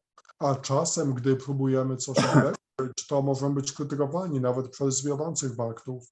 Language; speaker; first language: Polish; native; Polish